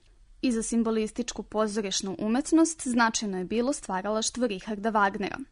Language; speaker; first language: Serbian; native; Serbian